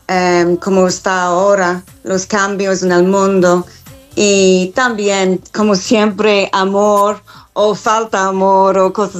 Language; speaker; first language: Spanish; non-native, fluent; English